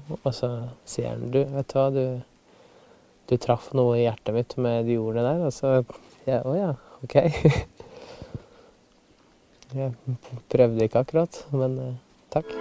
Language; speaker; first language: Norwegian; early bilingual, other home language; Russian